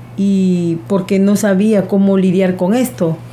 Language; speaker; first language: Spanish; native; Spanish